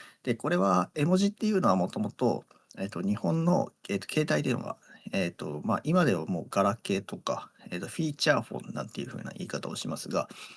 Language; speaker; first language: Japanese; native; Japanese